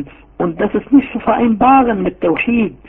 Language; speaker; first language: German; non-native, fluent; Arabic